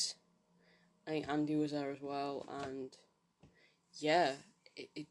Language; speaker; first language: English; native; English